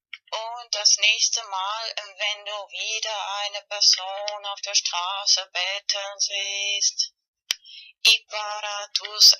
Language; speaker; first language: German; non-native, fluent; Spanish